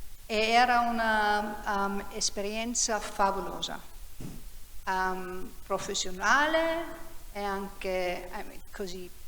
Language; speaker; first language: Italian; non-native, learner; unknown